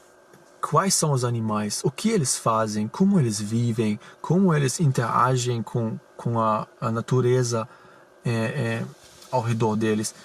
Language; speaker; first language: Portuguese; non-native, fluent; German